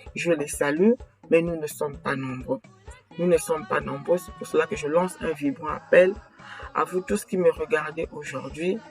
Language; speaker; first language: French; non-native, local second language; Kongo